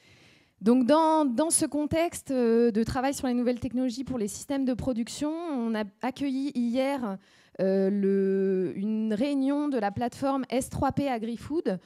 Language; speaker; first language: French; native; French